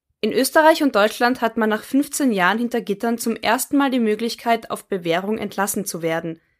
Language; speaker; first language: German; native; German